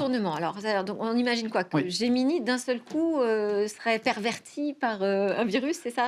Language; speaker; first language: French; native; French